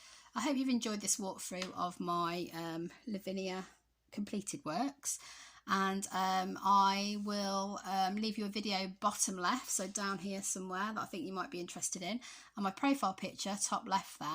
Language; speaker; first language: English; native; English